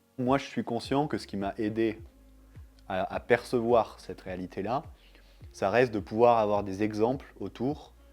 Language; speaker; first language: French; native; French